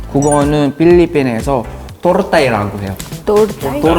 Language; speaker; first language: Korean; non-native, fluent; Filipino